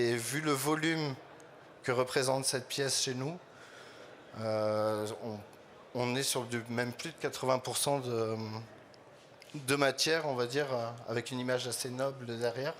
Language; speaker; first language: French; native; French